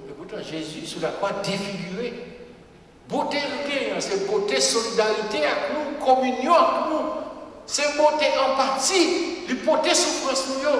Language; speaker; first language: French; non-native, local second language; Haitian Creole